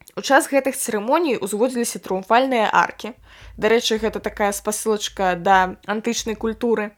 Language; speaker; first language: Belarusian; non-native, local second language; Russian